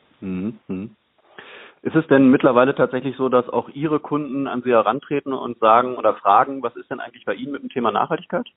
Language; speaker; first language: German; native; German